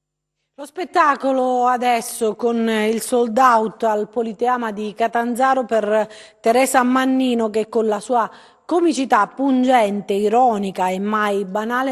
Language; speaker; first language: Italian; native; Italian